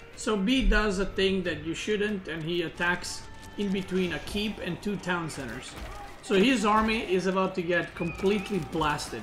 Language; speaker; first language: English; non-native, fluent; Serbian